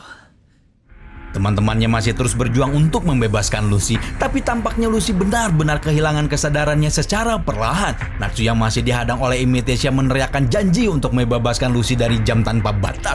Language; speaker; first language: Indonesian; native; Indonesian